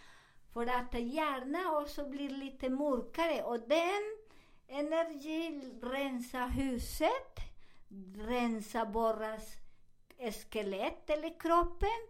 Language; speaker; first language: Swedish; non-native, fluent; Spanish